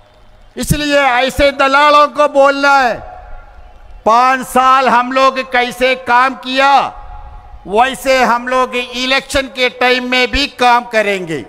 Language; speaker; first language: Hindi; non-native, local second language; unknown